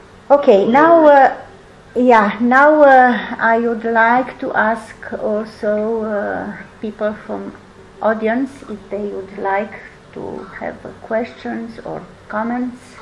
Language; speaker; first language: English; non-native, fluent; Romanian